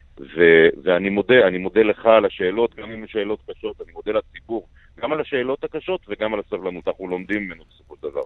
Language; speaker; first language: Hebrew; native; Hebrew